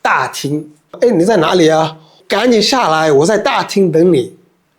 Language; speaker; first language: Chinese; non-native, fluent; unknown